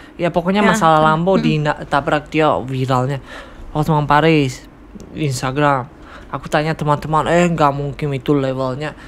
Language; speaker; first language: Indonesian; non-native, fluent; Tajik